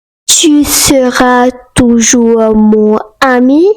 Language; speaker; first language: French; non-native, fluent; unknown